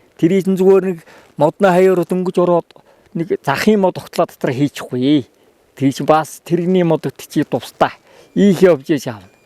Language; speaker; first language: Mongolian; native; Mongolian